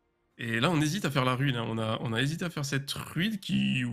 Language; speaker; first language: French; native; French